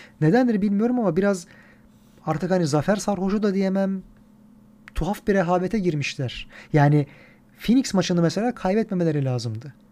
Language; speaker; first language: Turkish; native; Turkish